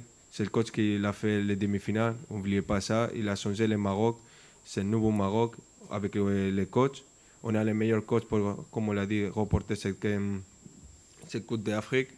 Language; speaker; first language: French; non-native, fluent; Spanish